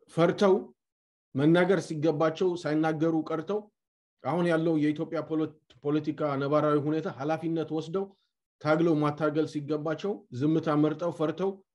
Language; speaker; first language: Amharic; non-native, local second language; Tigrinya